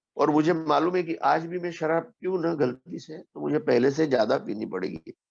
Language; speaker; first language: Hindi; non-native, local second language; Marathi